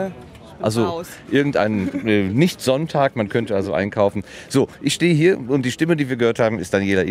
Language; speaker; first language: German; native; German